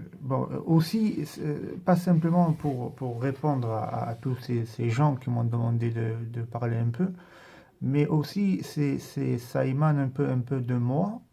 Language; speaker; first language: French; non-native, local second language; Arabic